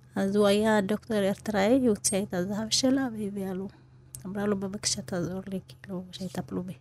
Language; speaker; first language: Hebrew; non-native, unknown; Amharic